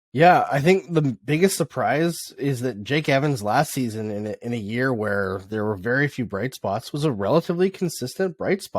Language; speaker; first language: English; native; English